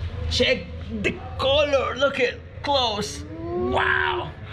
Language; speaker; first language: English; non-native, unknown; Spanish